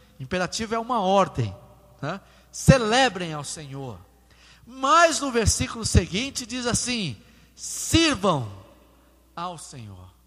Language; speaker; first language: Portuguese; native; Portuguese